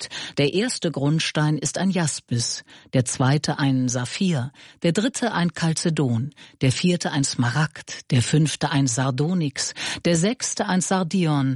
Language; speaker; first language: German; native; German